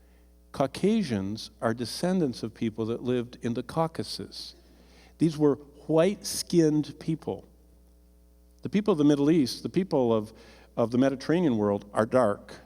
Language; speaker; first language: English; native; English